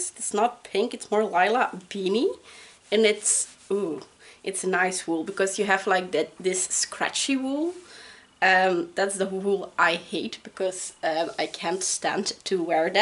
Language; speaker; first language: English; non-native, fluent; Dutch